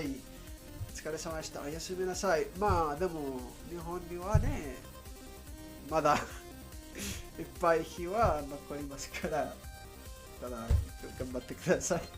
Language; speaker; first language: Japanese; non-native, learner; Spanish